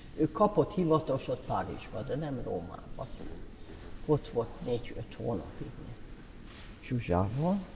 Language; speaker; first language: Hungarian; native; Hungarian